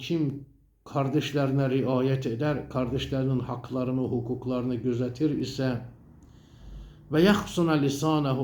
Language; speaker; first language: Turkish; native; Turkish